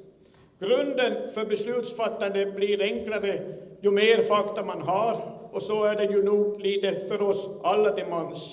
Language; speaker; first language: Swedish; native; Swedish